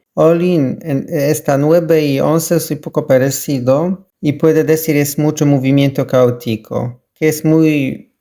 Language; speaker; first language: Spanish; non-native, learner; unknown